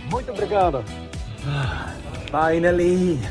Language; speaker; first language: Portuguese; non-native, learner; Swedish